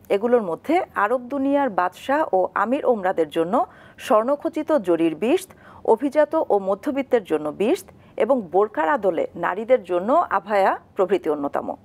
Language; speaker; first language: Bangla; native; Bangla